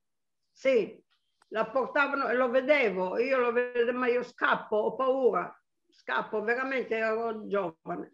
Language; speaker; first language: Italian; non-native, local second language; Arabic